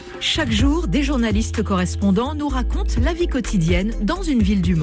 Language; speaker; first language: French; native; French